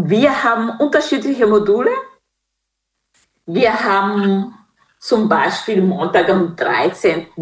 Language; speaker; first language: German; non-native, fluent; Kinyarwanda